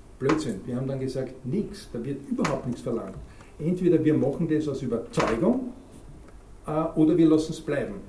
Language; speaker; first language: German; native; German